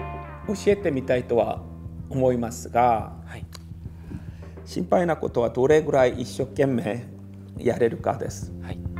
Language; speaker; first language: Japanese; non-native, learner; Korean